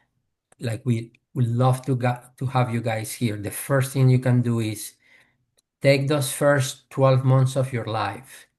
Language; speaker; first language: English; non-native, fluent; Spanish